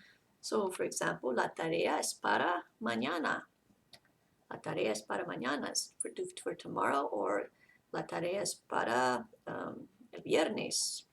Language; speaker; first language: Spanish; non-native, fluent; English